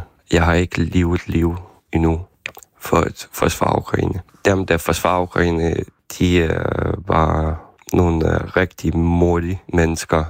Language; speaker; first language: Danish; non-native, fluent; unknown